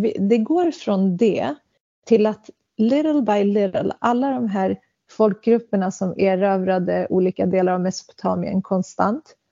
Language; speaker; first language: Swedish; early bilingual, other home language; Central Kurdish